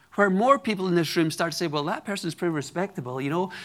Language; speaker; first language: English; native; English